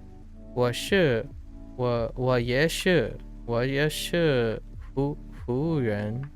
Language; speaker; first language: Chinese; non-native, learner; English